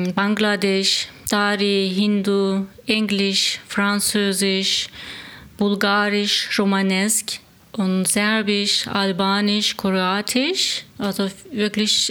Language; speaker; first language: German; non-native, learner; Turkish